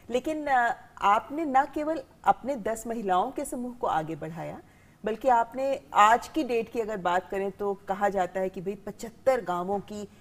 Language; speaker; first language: Hindi; native; Hindi